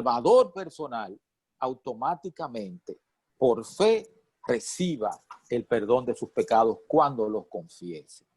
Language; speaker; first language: Spanish; native; Spanish